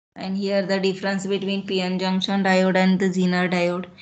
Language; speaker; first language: English; non-native, local second language; Marathi